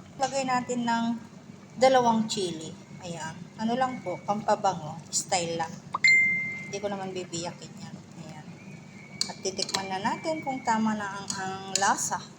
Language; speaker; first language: Filipino; non-native, local second language; Iloko